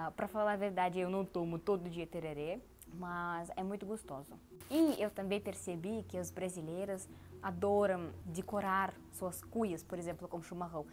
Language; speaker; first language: Portuguese; non-native, learner; Russian